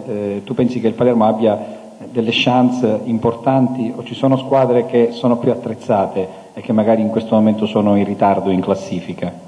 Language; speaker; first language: Italian; native; Italian